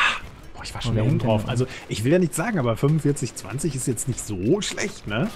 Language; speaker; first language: German; native; German